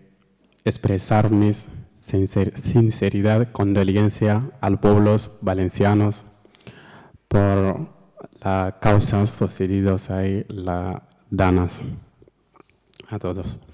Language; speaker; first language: Spanish; non-native, learner; Fula